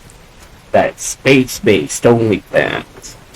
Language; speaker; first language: English; native; English